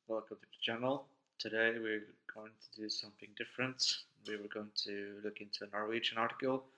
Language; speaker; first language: English; non-native, fluent; Norwegian